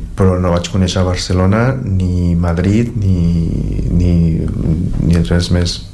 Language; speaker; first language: Catalan; non-native, fluent; Spanish